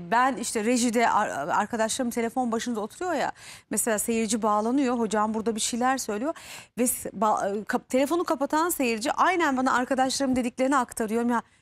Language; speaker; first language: Turkish; native; Turkish